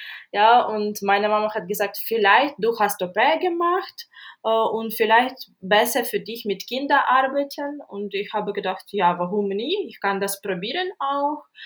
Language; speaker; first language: German; non-native, learner; Ukrainian